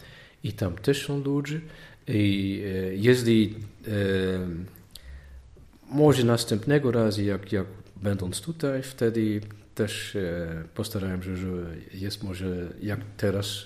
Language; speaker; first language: Polish; non-native, learner; Dutch